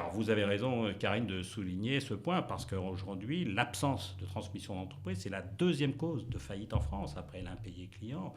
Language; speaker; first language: French; native; French